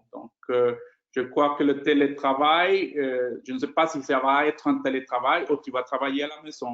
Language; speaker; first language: French; non-native, fluent; Spanish